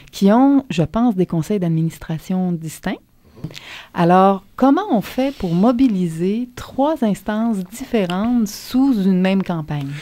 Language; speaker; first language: French; native; French